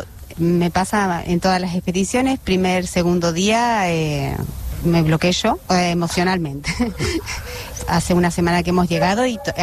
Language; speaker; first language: Catalan; non-native, learner; Spanish